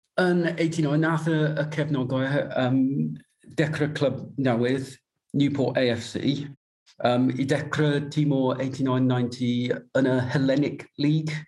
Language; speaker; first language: Welsh; non-native, local second language; English